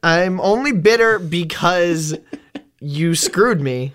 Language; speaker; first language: English; native; English